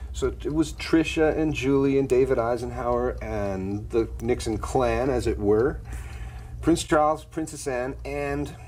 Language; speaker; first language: English; native; English